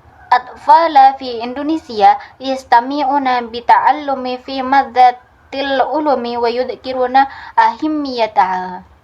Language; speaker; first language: Arabic; non-native, fluent; Indonesian